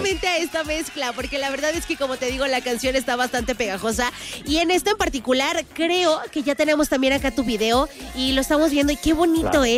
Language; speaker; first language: Spanish; native; Spanish